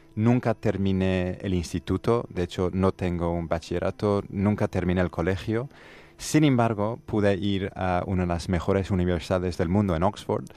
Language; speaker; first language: Spanish; non-native, fluent; Persian